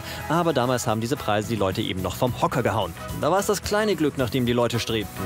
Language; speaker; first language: German; native; German